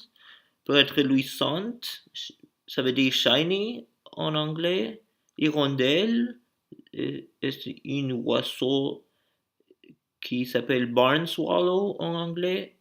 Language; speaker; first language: French; non-native, learner; English